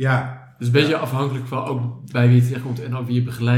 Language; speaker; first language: Dutch; native; Dutch